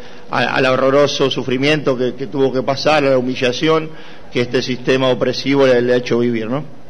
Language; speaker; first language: Spanish; native; Spanish